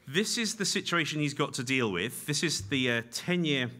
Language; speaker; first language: English; native; English